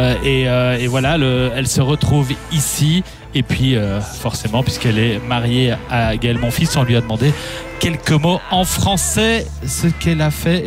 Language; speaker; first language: French; native; French